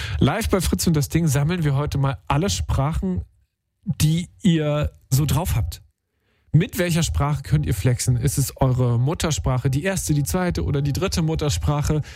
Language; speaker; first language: German; native; German